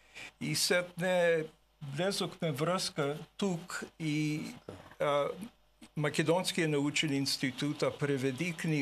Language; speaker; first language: Bulgarian; early bilingual, heritage; Bulgarian